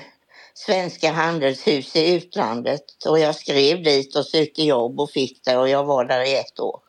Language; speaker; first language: Swedish; native; Swedish